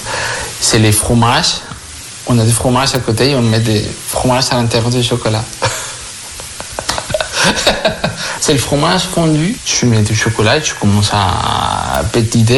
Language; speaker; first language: French; non-native, fluent; Spanish